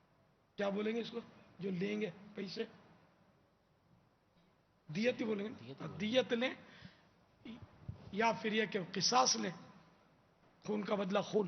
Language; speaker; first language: Urdu; native; Urdu